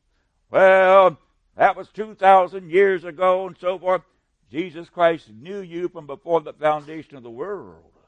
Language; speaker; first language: English; native; English